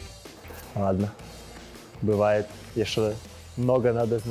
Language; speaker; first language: Russian; non-native, learner; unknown